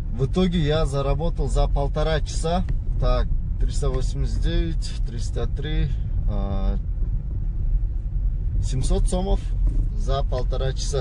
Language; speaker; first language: Russian; non-native, local second language; Kyrgyz